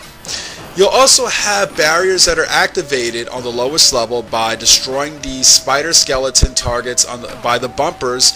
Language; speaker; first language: English; native; English